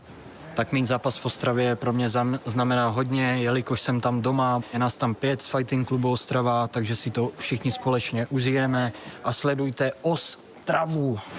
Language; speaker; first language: Czech; native; Czech